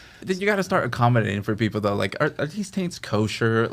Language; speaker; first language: English; native; English